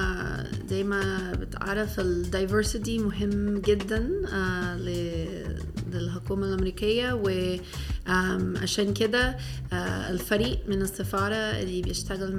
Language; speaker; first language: Arabic; non-native, fluent; English